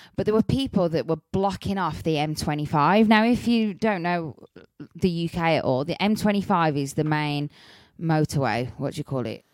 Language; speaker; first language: English; native; English